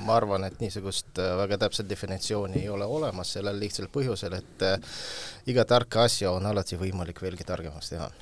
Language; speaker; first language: Estonian; non-native, local second language; Russian